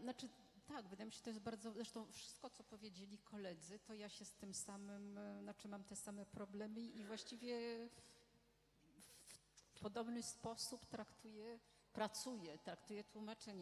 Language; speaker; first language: Polish; non-native, fluent; French